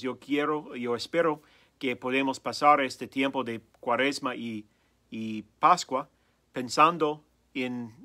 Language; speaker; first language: Spanish; non-native, fluent; English